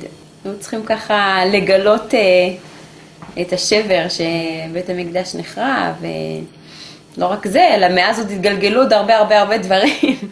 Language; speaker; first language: Hebrew; early bilingual, other home language; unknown